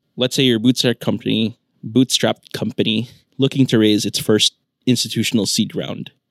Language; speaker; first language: English; non-native, local second language; Filipino